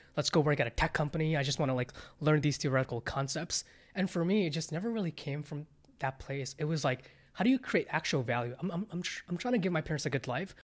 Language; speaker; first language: English; early bilingual, other home language; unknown